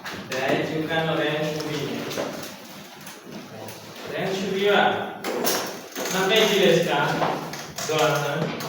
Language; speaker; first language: Japanese; non-native, fluent; Indonesian